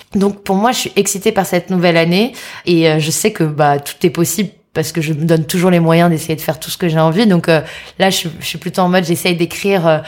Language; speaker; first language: French; native; French